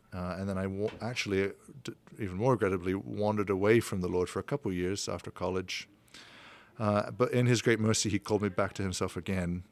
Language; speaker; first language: English; native; English